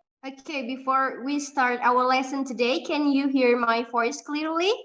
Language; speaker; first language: English; non-native, fluent; Indonesian